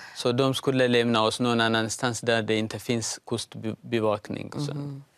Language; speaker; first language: Swedish; non-native, fluent; Tigrinya